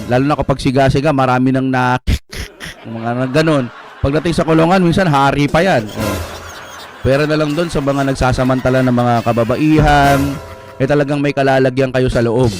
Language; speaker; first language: Filipino; non-native, local second language; Iloko